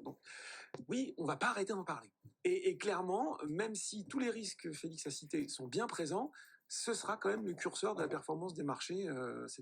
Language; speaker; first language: French; native; French